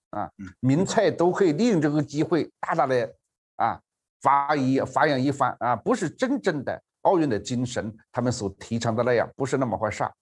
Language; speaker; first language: Chinese; native; Chinese